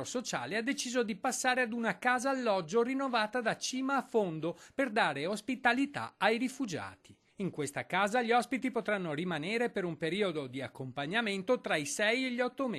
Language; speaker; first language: Italian; native; Italian